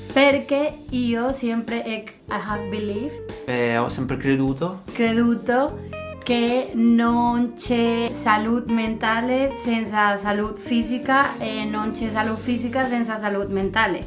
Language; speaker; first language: Italian; non-native, learner; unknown